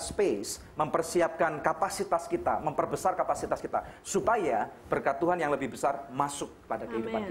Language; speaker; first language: Indonesian; native; Indonesian